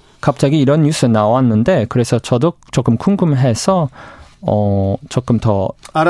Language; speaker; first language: Korean; non-native, fluent; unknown